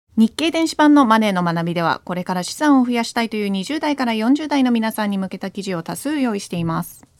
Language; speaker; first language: Japanese; non-native, fluent; English